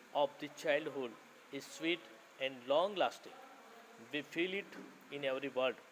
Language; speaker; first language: English; non-native, local second language; Gujarati